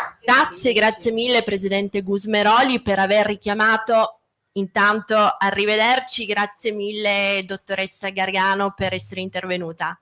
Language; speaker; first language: Italian; native; Italian